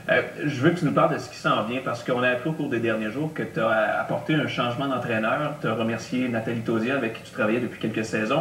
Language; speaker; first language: French; native; French